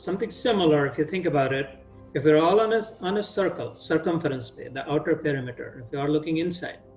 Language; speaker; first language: English; non-native, local second language; Hindi